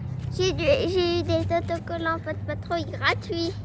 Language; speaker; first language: French; native; French